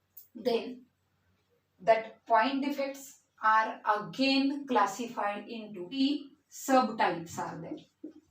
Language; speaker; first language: English; non-native, local second language; Marathi